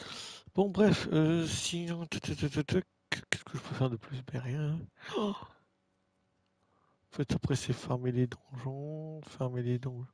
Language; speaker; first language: French; native; French